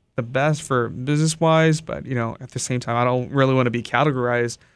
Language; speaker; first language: English; early bilingual, other home language; Japanese